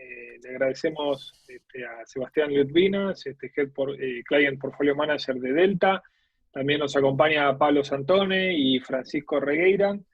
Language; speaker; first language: Spanish; native; Spanish